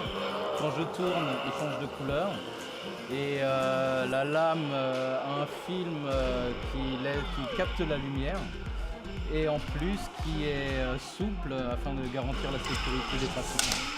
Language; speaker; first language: French; native; French